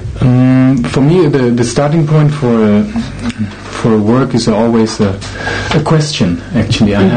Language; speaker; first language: English; non-native, fluent; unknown